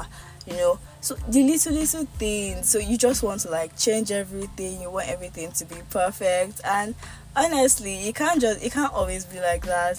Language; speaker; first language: English; non-native, local second language; Yoruba